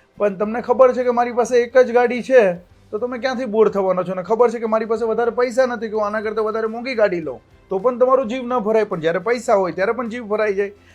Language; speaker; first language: Gujarati; native; Gujarati